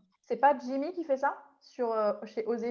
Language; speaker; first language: French; native; French